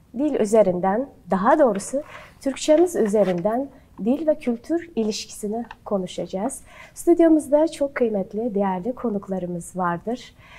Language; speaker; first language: Turkish; native; Turkish